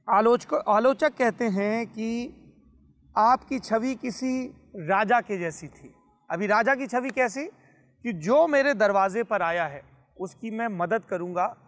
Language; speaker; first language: Hindi; native; Hindi